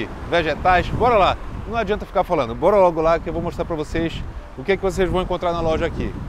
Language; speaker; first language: Portuguese; native; Portuguese